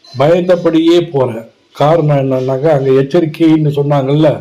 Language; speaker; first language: Tamil; native; Tamil